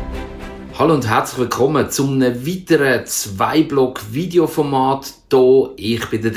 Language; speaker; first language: German; native; German